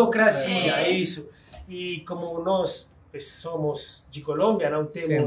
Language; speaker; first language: Portuguese; non-native, fluent; Spanish